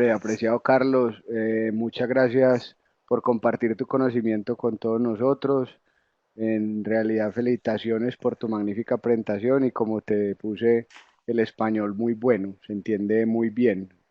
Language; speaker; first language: Spanish; native; Spanish